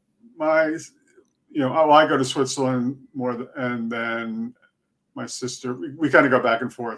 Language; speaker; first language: English; native; English